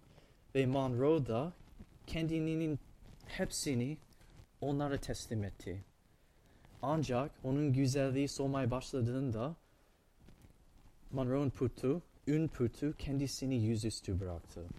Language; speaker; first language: Turkish; non-native, fluent; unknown